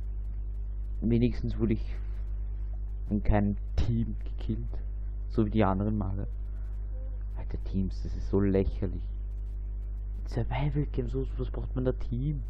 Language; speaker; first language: German; native; German